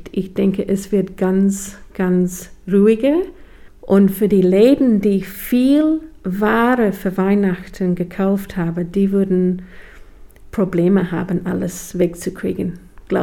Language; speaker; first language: German; non-native, fluent; English